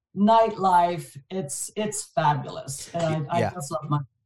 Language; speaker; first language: English; non-native, fluent; French